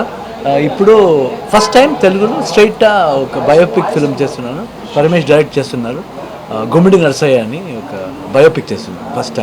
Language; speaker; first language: Telugu; non-native, learner; Kannada